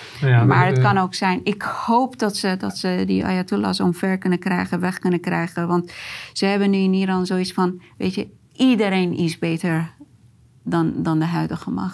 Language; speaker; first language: Dutch; non-native, fluent; Persian